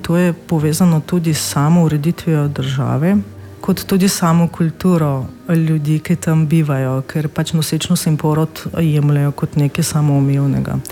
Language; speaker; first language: Slovenian; non-native, fluent; Russian